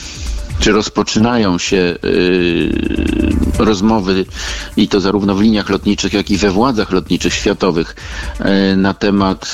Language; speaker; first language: Polish; native; Polish